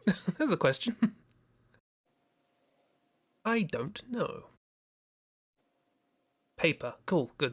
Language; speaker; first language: English; native; English